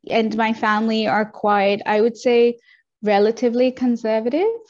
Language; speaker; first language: English; native; English